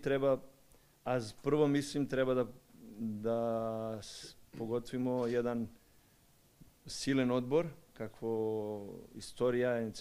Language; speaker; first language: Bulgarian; non-native, learner; Serbian